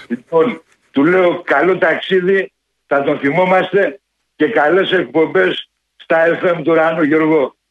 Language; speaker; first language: Greek; native; Greek